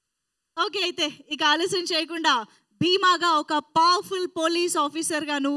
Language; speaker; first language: Telugu; native; Telugu